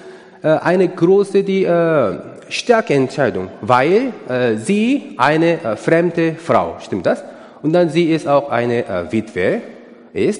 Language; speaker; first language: German; non-native, learner; Korean